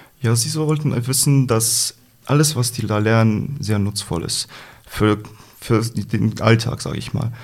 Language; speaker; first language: German; non-native, fluent; Slovenian